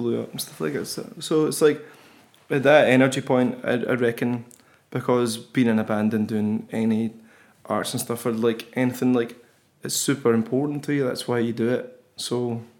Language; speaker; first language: English; native; English